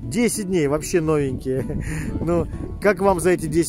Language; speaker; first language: Russian; native; Russian